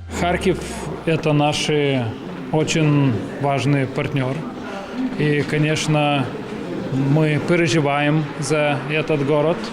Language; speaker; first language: Russian; non-native, fluent; Lithuanian